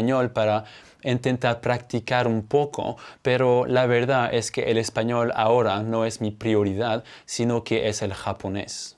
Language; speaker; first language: Spanish; non-native, fluent; French